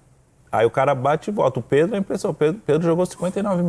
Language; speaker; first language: Portuguese; native; Portuguese